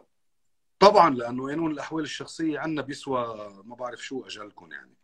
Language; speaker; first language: Arabic; native; Arabic